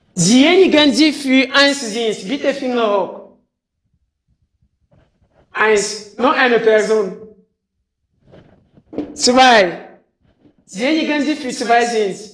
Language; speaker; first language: German; non-native, fluent; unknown